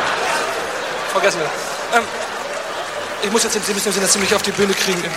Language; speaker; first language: German; native; German